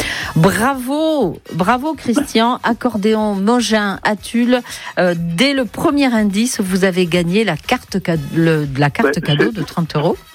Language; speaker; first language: French; native; French